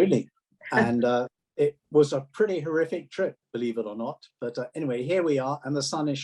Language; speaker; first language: English; native; English